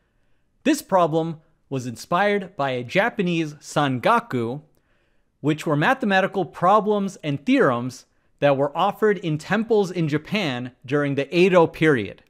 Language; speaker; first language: English; native; English